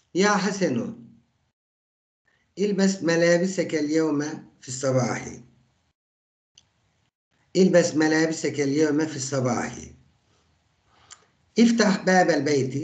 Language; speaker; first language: Arabic; non-native, fluent; Turkish